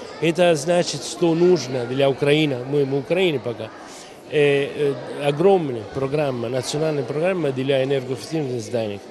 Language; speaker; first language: Russian; non-native, learner; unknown